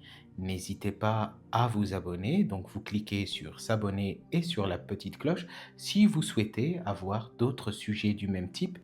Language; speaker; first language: French; native; French